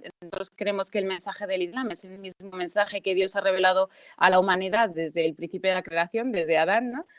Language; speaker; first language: Spanish; early bilingual, other home language; Arabic